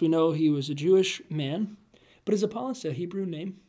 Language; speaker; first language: English; native; English